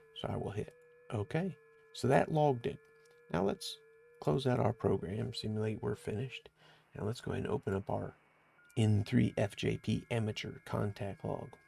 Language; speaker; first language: English; native; English